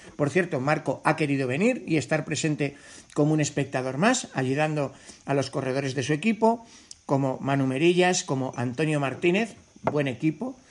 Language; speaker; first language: Spanish; native; Spanish